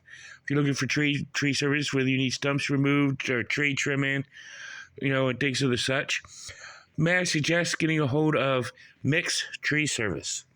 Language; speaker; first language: English; native; English